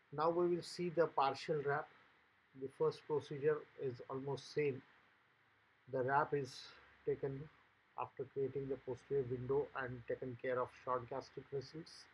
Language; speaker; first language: English; non-native, local second language; Marathi